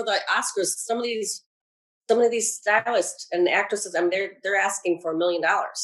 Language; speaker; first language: English; native; English